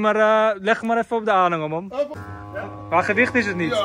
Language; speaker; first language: Dutch; native; Dutch